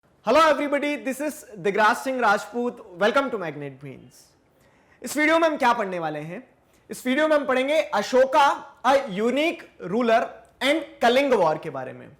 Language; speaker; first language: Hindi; native; Hindi